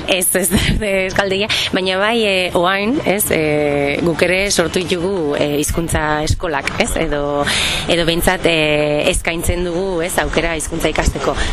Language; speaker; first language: Basque; non-native, local second language; Spanish